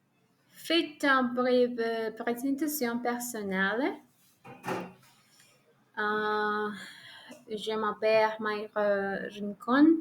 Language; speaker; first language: French; non-native, learner; Spanish